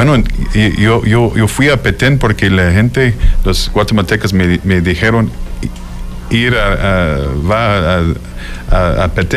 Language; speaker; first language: Spanish; non-native, fluent; English